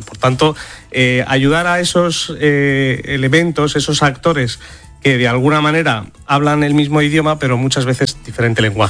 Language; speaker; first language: Spanish; native; Spanish